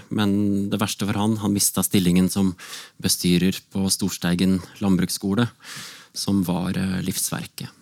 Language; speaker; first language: Norwegian; native; Norwegian